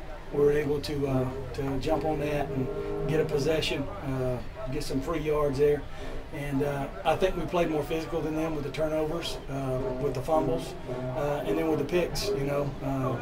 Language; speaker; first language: English; native; English